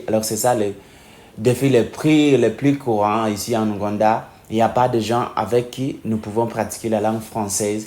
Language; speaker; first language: French; non-native, fluent; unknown